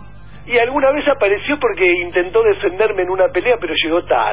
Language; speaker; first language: Spanish; native; Spanish